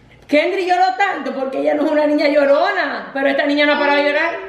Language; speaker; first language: Spanish; native; Spanish